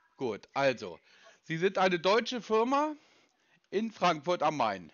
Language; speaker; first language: German; native; German